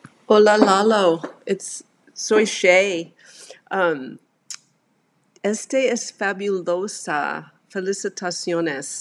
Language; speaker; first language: Spanish; non-native, learner; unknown